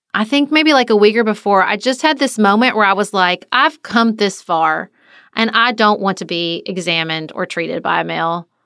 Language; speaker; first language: English; native; English